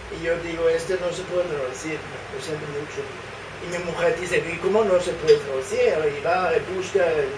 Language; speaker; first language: Spanish; non-native, fluent; Danish